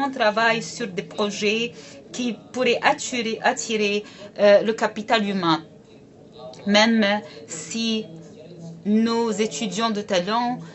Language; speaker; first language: French; non-native, fluent; Arabic